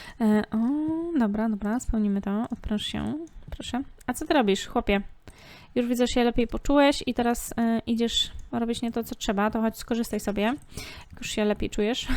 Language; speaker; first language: Polish; native; Polish